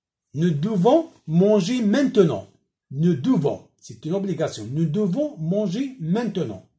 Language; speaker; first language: French; non-native, local second language; Arabic